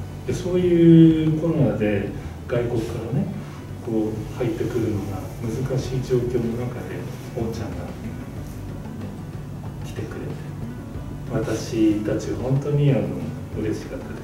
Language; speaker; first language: Japanese; native; Japanese